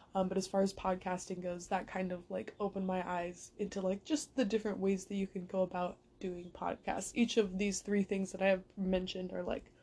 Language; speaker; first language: English; native; English